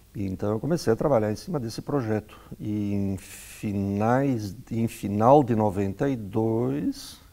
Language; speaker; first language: Portuguese; native; Portuguese